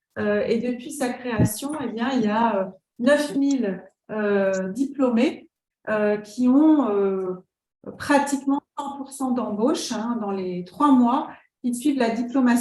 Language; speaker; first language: French; native; French